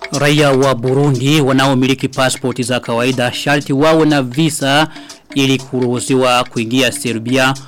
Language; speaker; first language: Swahili; non-native, local second language; Rundi